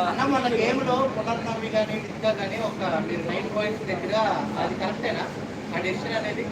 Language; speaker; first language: Telugu; native; Telugu